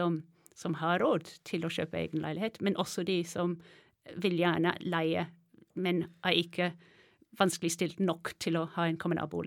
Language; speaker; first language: Norwegian; non-native, fluent; English